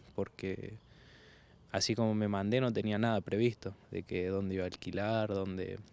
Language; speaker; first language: Spanish; native; Spanish